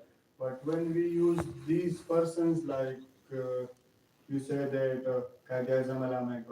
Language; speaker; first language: English; non-native, learner; Pashto